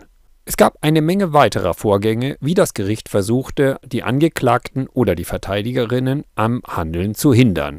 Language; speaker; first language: German; native; German